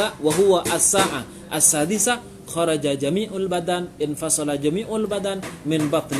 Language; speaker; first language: Arabic; non-native, fluent; Indonesian